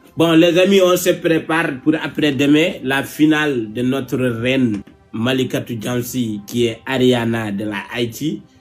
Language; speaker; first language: French; non-native, local second language; Wolof